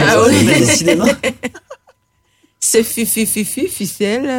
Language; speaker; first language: French; non-native, local second language; Rundi